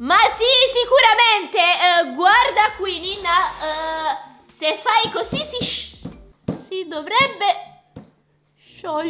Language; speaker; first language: Italian; native; Italian